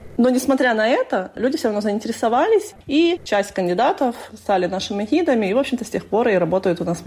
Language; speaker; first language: Russian; native; Russian